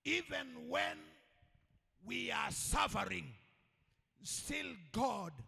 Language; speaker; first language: English; non-native, local second language; Swahili